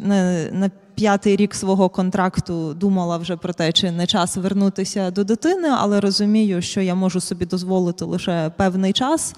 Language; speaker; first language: Ukrainian; native; Ukrainian